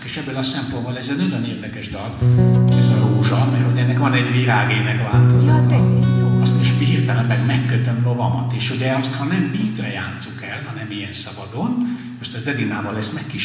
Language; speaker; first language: Hungarian; native; Hungarian